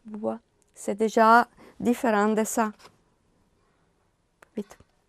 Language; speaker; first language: French; non-native, learner; Italian